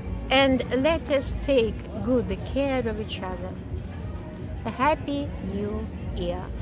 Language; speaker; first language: English; non-native, fluent; Russian